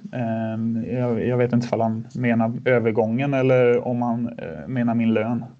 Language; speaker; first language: Swedish; native; Swedish